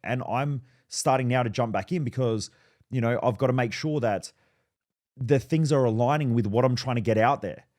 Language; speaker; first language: English; native; English